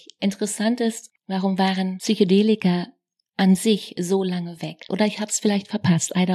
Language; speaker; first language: German; native; German